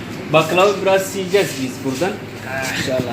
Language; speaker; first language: Turkish; non-native, learner; Somali